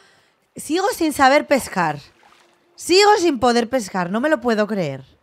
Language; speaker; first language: Spanish; native; Spanish